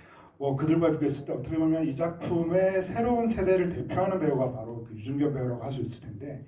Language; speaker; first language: Korean; native; Korean